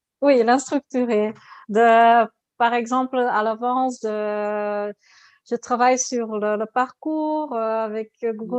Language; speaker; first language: French; non-native, learner; Dutch